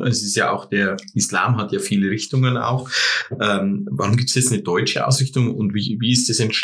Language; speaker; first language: German; native; German